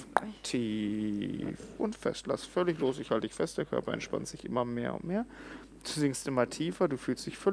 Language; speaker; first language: German; native; German